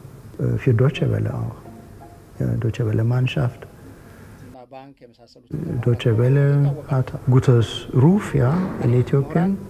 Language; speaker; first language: German; non-native, fluent; Amharic